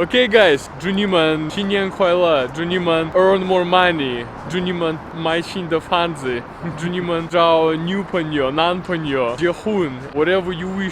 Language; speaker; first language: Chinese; non-native, fluent; Russian